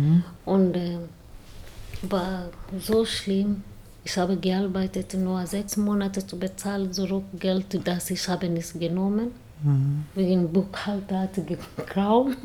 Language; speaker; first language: German; non-native, learner; Swahili